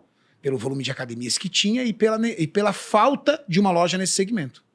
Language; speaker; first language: Portuguese; native; Portuguese